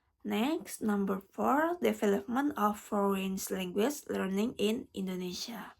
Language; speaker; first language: English; non-native, learner; Indonesian